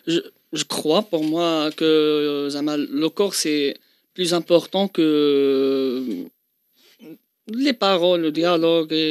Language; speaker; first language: French; non-native, local second language; Arabic